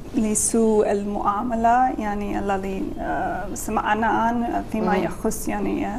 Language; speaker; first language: Arabic; non-native, fluent; English